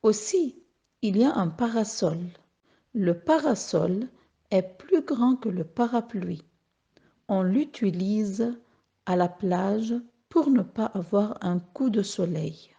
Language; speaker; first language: French; non-native, local second language; Arabic